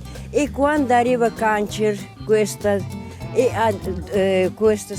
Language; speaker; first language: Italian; non-native, learner; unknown